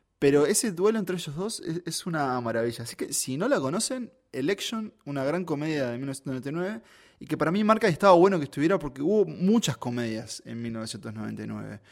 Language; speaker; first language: Spanish; native; Spanish